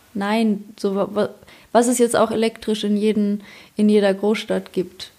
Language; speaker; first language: German; early bilingual, other home language; Polish